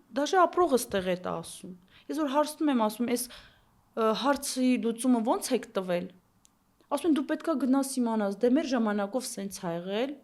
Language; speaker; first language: Armenian; early bilingual, heritage; Armenian